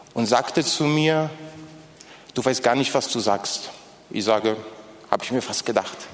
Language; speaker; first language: German; non-native, fluent; Polish